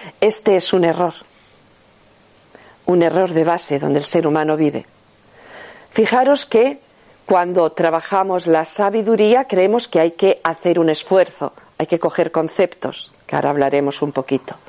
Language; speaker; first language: Spanish; native; Spanish